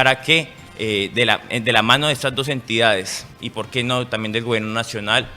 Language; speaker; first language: Spanish; native; Spanish